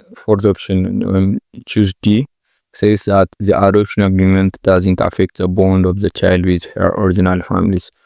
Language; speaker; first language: English; non-native, local second language; Amharic